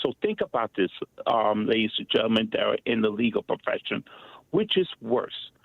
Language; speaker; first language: English; native; English